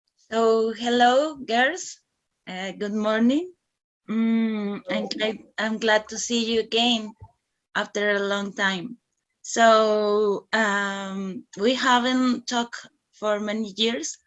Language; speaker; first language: English; non-native, learner; Spanish